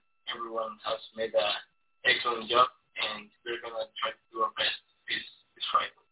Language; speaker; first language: English; non-native, fluent; Spanish